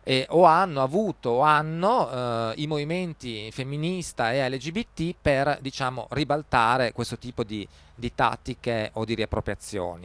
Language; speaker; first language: Italian; native; Italian